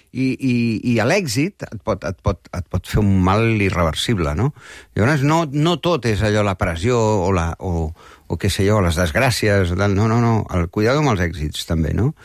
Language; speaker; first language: Catalan; native; Catalan